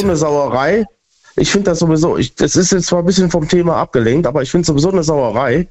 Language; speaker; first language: German; native; German